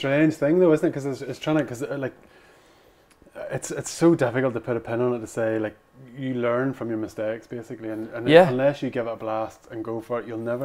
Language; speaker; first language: English; native; English